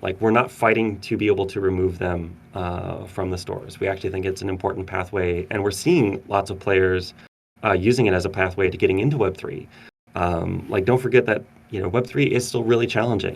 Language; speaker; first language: English; native; English